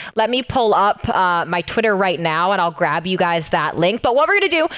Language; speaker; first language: English; native; English